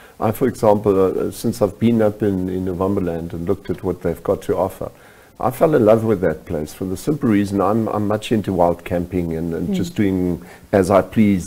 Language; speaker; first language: English; non-native, local second language; German